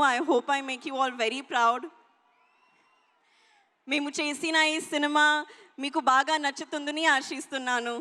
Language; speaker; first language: Telugu; non-native, learner; Hindi